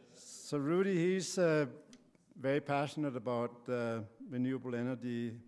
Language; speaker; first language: English; non-native, fluent; Danish